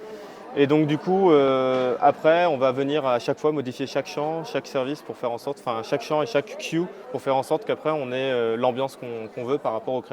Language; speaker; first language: French; native; French